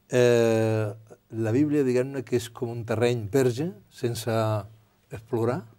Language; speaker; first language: Catalan; non-native, local second language; Spanish